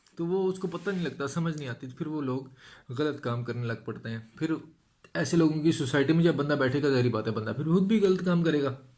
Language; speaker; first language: Urdu; non-native, local second language; Punjabi